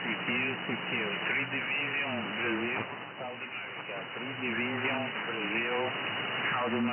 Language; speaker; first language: English; non-native, learner; Portuguese